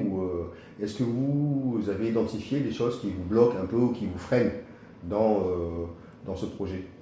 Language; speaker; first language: French; native; French